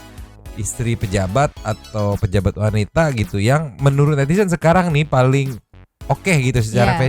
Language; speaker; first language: Indonesian; native; Indonesian